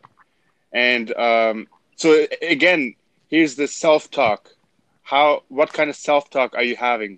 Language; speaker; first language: English; non-native, fluent; German